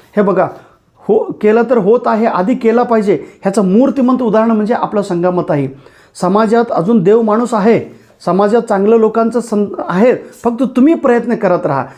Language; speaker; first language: Marathi; non-native, local second language; Kannada